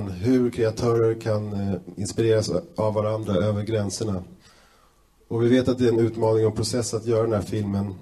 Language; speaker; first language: Swedish; native; Swedish